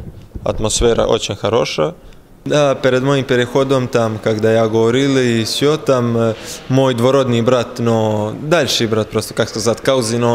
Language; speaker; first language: Russian; non-native, learner; Serbian